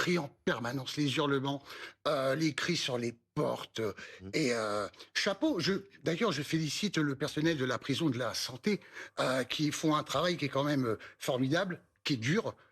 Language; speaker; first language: French; native; French